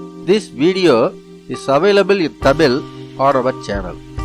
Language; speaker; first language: English; non-native, local second language; Tamil